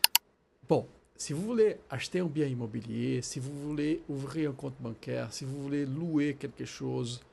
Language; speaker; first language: French; non-native, fluent; Portuguese